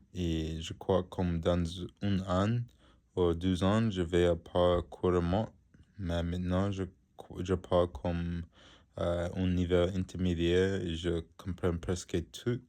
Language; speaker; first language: French; non-native, learner; English